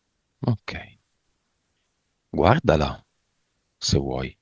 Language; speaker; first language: Italian; native; Italian